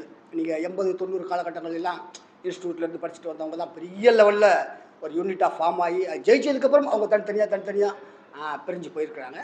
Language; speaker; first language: Tamil; native; Tamil